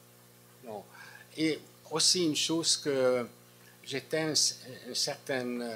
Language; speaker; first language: French; non-native, fluent; Hungarian